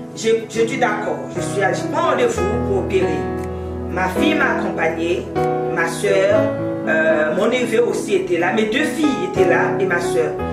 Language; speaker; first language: French; non-native, local second language; Haitian Creole